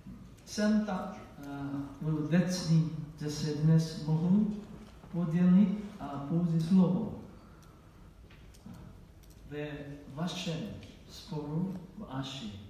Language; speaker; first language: Czech; non-native, learner; Korean